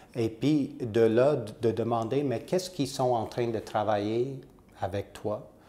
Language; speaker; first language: French; native; French